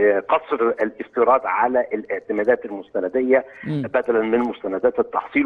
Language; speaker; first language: Arabic; native; Arabic